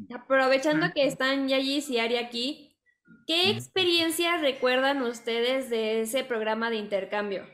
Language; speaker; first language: Spanish; native; Spanish